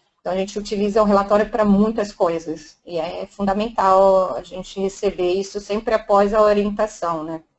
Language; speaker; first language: Portuguese; native; Portuguese